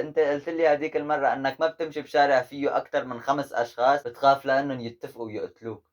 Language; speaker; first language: Arabic; native; Arabic